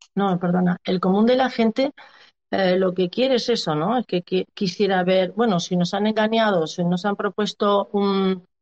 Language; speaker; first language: Spanish; native; Spanish